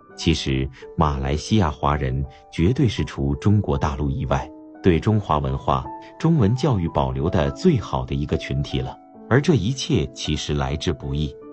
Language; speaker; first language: Chinese; native; Chinese